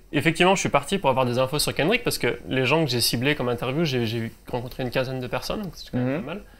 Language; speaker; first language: French; native; French